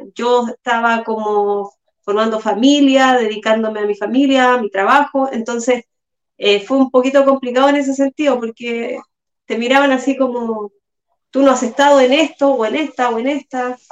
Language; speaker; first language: Spanish; native; Spanish